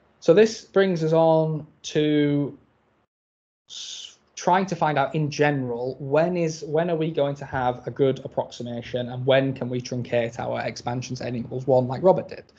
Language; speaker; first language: English; native; English